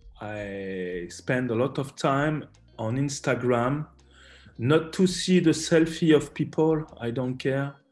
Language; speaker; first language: English; non-native, learner; French